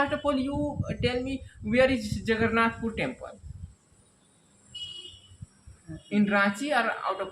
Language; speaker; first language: English; non-native, learner; Hindi